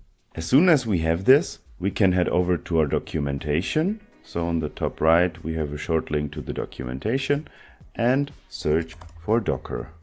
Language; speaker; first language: English; non-native, fluent; German